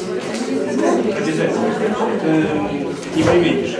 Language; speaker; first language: Russian; native; Russian